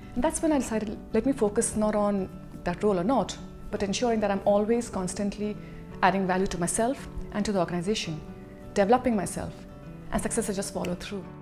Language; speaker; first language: English; non-native, local second language; Hindi